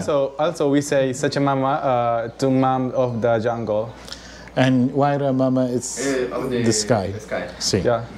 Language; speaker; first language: English; non-native, learner; Spanish